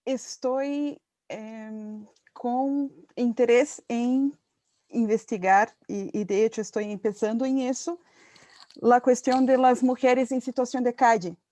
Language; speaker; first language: Spanish; non-native, fluent; Portuguese